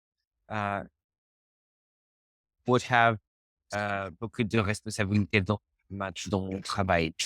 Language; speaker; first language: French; non-native, learner; Spanish